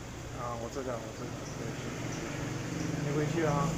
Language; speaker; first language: Chinese; non-native, learner; English